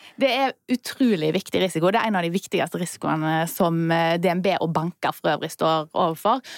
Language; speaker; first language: Norwegian; native; Norwegian